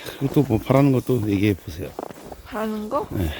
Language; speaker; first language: Korean; native; Korean